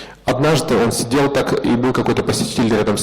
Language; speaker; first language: Russian; native; Russian